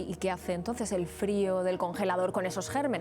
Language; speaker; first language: Spanish; native; Spanish